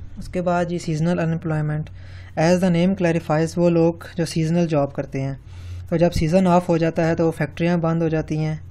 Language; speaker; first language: Urdu; non-native, local second language; Punjabi